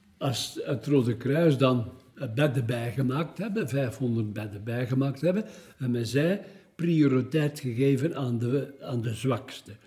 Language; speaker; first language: Dutch; native; Dutch